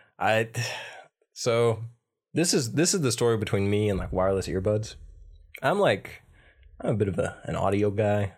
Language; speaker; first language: English; native; English